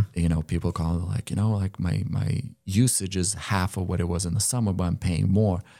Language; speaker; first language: English; non-native, fluent; Lithuanian